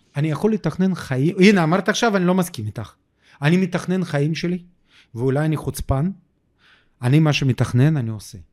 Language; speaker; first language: Hebrew; non-native, fluent; Russian